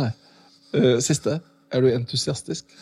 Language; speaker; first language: Norwegian; native; Norwegian